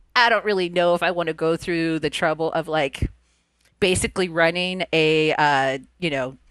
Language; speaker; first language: English; early bilingual, other home language; Spanish